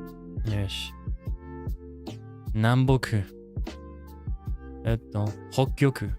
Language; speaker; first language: Japanese; non-native, learner; English